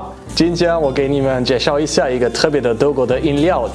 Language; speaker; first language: Chinese; non-native, fluent; German